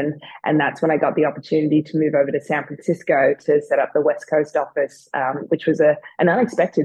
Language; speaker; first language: English; native; English